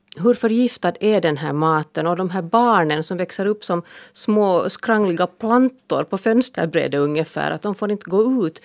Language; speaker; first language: Swedish; native; Swedish